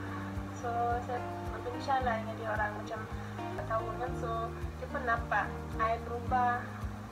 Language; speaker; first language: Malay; non-native, fluent; German